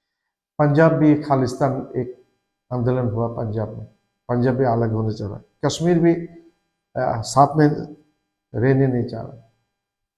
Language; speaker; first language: Hindi; non-native, learner; Bangla